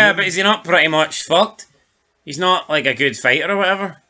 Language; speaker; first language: English; native; English